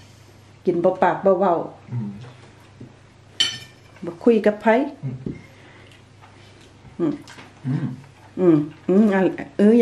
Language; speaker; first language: Thai; native; Thai